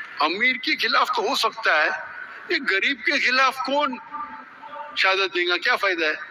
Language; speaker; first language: Urdu; non-native, local second language; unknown